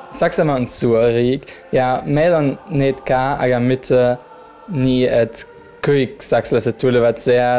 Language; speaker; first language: Estonian; non-native, learner; German